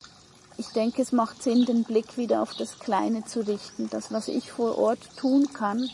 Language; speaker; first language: German; native; German